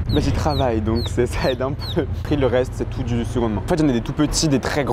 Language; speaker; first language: French; native; French